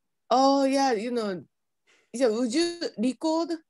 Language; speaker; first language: English; non-native, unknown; Japanese